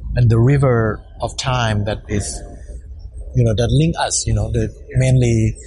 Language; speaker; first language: English; non-native, fluent; Thai